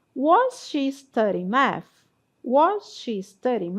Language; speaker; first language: English; non-native, fluent; Portuguese